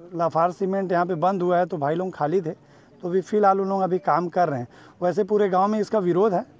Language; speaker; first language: Hindi; native; Hindi